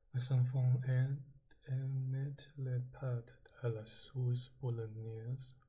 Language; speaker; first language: French; non-native, learner; English